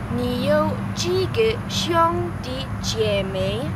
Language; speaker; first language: Chinese; non-native, learner; German